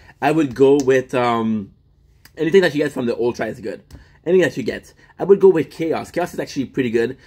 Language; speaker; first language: English; non-native, fluent; French